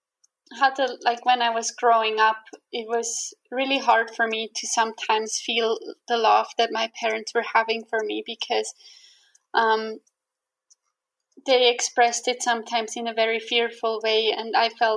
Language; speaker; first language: English; non-native, fluent; Swiss German